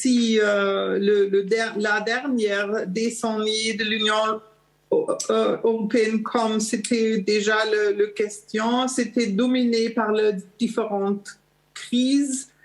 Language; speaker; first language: French; non-native, fluent; German